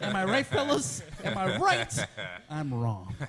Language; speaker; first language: English; native; English